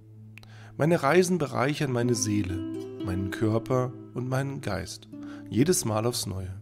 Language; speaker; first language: German; native; German